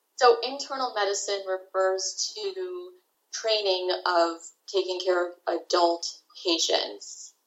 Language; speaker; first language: English; native; English